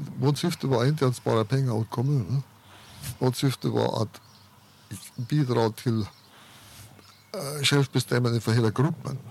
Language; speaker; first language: Swedish; non-native, fluent; German